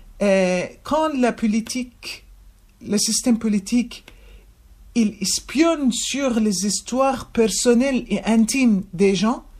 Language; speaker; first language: French; non-native, fluent; Arabic